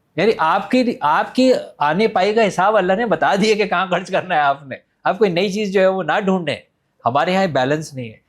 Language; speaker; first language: Urdu; native; Urdu